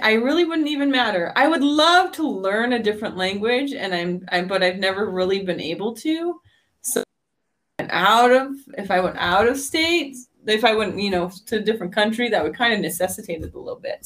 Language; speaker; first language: English; native; English